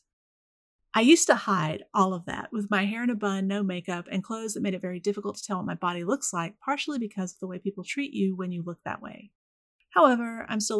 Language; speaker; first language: English; native; English